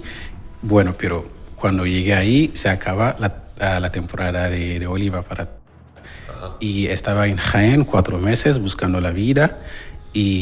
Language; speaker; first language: Spanish; non-native, fluent; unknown